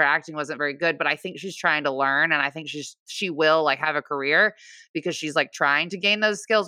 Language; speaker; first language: English; native; English